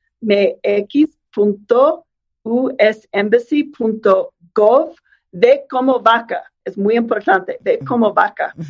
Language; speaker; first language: Spanish; non-native, fluent; English